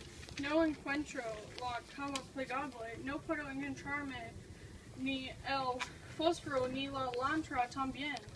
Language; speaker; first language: Spanish; non-native, learner; English